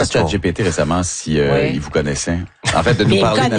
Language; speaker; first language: French; native; French